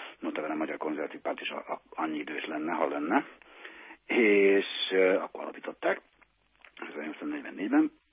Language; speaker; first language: Hungarian; native; Hungarian